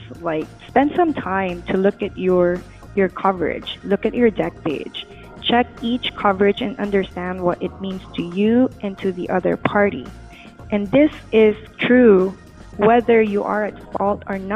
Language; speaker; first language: English; non-native, local second language; Filipino